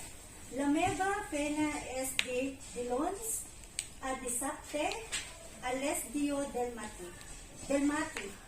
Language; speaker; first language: Catalan; non-native, learner; Filipino